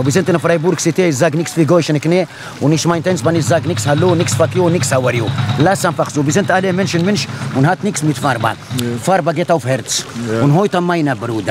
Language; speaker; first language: German; non-native, learner; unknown